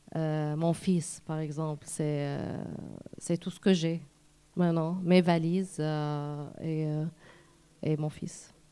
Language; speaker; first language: French; non-native, fluent; Arabic